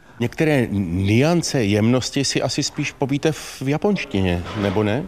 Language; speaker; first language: Czech; native; Czech